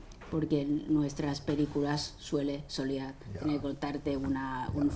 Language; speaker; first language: Spanish; non-native, fluent; Chinese